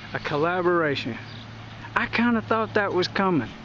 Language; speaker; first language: English; native; English